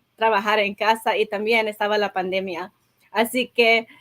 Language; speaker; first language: Spanish; early bilingual, heritage; Spanish